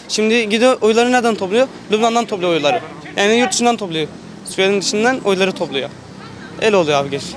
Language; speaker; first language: Turkish; non-native, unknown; Arabic